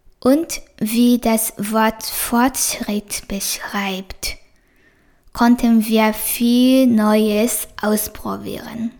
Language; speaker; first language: German; non-native, fluent; Japanese